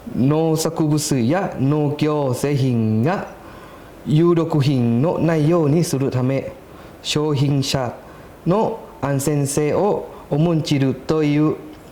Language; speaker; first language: Japanese; non-native, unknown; Thai